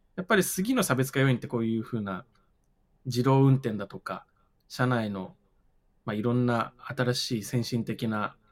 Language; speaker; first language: Japanese; native; Japanese